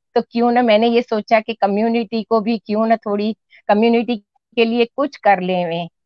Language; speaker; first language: Hindi; non-native, local second language; Sindhi